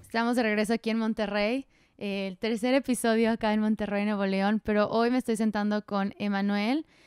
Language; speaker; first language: Spanish; native; Spanish